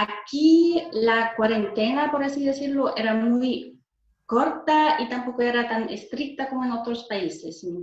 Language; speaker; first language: Spanish; non-native, fluent; German